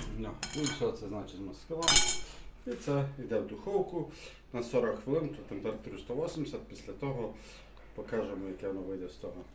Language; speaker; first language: Ukrainian; native; Ukrainian